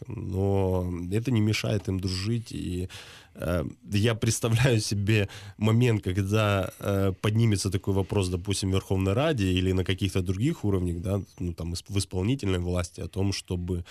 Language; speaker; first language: Russian; native; Russian